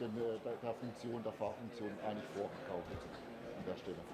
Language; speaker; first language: German; native; German